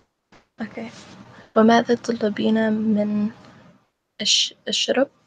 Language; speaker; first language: Arabic; non-native, learner; English